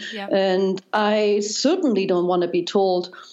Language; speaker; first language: English; non-native, fluent; German